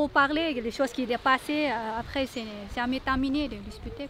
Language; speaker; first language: French; non-native, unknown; Thai